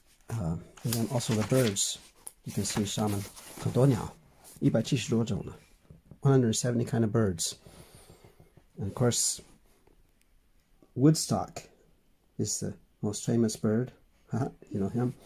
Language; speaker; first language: English; native; English